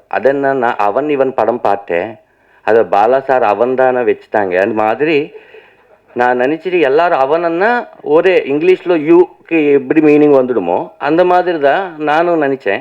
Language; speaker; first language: Tamil; non-native, learner; Telugu